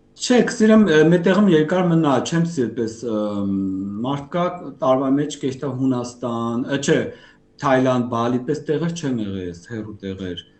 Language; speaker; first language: Armenian; early bilingual, heritage; Armenian